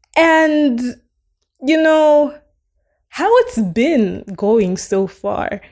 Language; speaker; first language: English; non-native, local second language; Nyanja